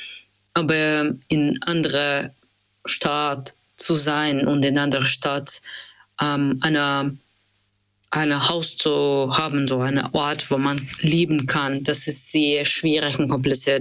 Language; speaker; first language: German; non-native, learner; Russian